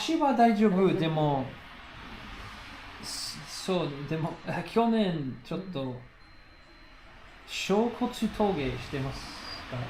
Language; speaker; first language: Japanese; non-native, learner; English